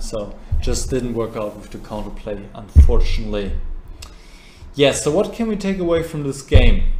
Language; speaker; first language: English; non-native, fluent; German